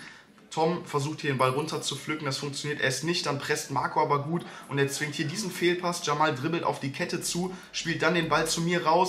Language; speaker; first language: German; native; German